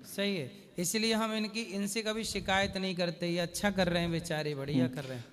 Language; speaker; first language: Hindi; native; Hindi